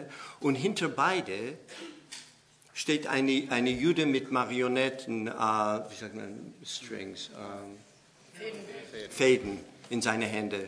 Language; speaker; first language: German; non-native, fluent; English